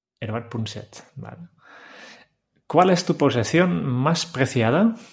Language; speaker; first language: Spanish; non-native, fluent; Dutch